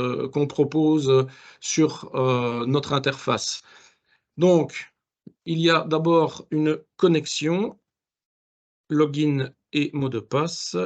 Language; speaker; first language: French; native; French